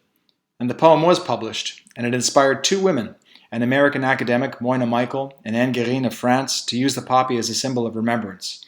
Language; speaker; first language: English; native; English